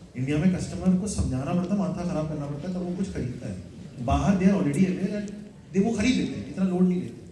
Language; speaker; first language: Hindi; native; Hindi